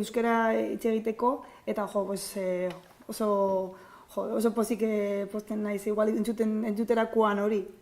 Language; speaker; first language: Basque; non-native, learner; Spanish